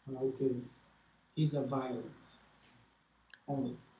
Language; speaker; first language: English; non-native, learner; Portuguese